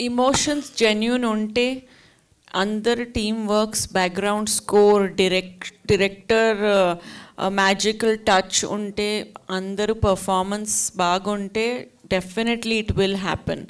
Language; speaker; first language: Telugu; non-native, fluent; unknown